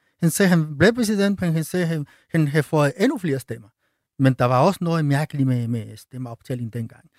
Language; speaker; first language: Danish; non-native, fluent; Spanish